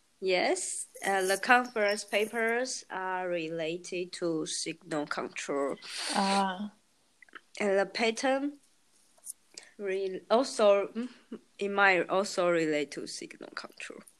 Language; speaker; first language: English; non-native, learner; Chinese